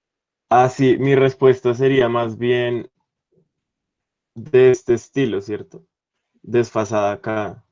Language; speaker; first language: Spanish; native; Spanish